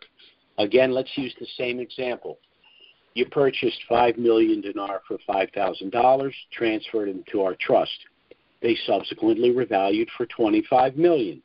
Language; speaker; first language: English; native; English